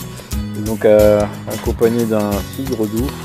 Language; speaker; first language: French; native; French